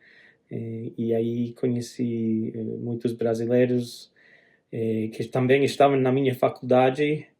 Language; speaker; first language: Portuguese; non-native, fluent; English